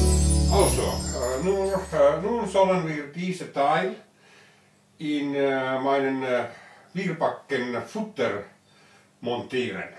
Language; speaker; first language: German; non-native, learner; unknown